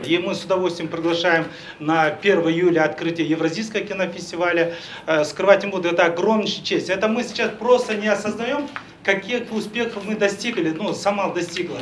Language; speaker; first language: Russian; non-native, local second language; Kazakh